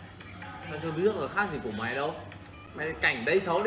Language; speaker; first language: Vietnamese; native; Vietnamese